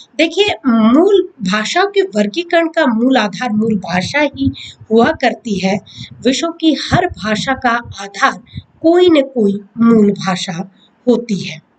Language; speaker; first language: Hindi; native; Hindi